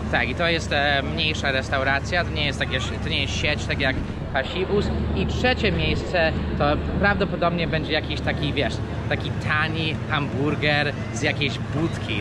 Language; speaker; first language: Polish; non-native, fluent; English